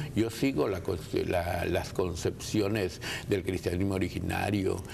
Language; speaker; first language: Spanish; native; Spanish